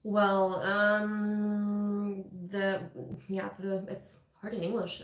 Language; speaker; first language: English; non-native, fluent; German